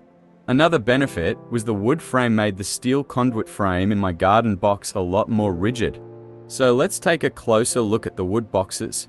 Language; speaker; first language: English; native; English